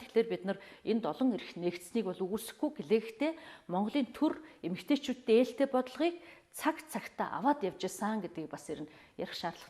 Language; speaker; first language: Mongolian; native; Mongolian